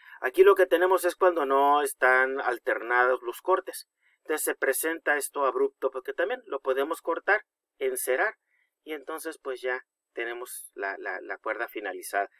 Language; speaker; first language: Spanish; native; Spanish